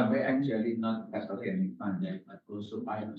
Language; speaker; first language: English; non-native, learner; Indonesian